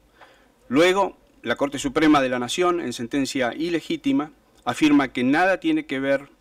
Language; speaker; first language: Spanish; native; Spanish